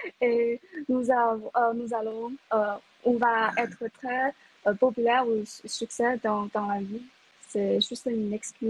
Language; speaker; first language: French; non-native, fluent; Chinese